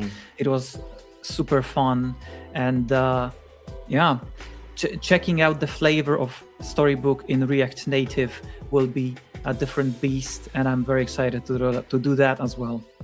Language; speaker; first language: English; non-native, fluent; Polish